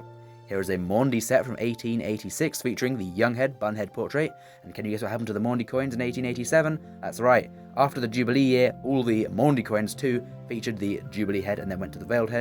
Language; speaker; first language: English; native; English